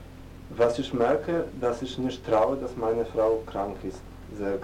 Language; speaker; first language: German; non-native, fluent; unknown